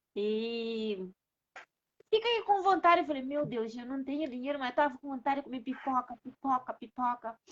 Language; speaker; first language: Portuguese; non-native, local second language; Kabuverdianu